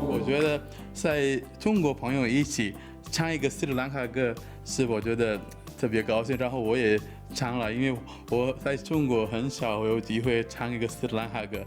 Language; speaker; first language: Chinese; non-native, fluent; Sinhala